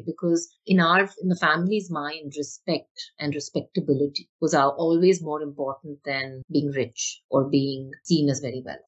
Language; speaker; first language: English; non-native, local second language; Hindi